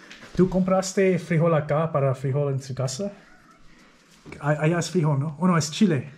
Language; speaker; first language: Spanish; non-native, learner; English